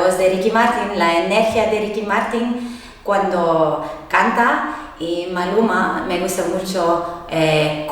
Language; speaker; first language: Spanish; non-native, learner; French